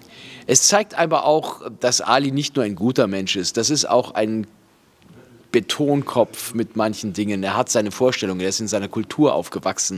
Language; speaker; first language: German; native; German